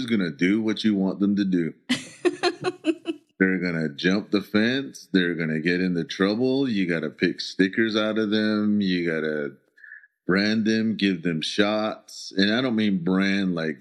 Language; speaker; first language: English; early bilingual, other home language; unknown